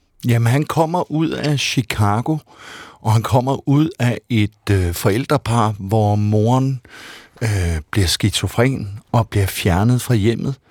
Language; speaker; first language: Danish; native; Danish